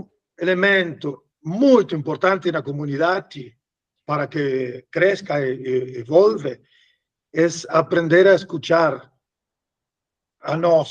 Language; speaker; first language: Portuguese; non-native, learner; Spanish